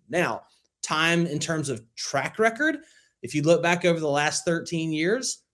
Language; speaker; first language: English; native; English